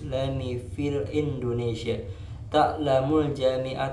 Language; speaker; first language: Arabic; non-native, learner; Indonesian